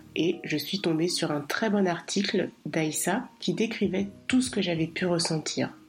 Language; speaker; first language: French; native; French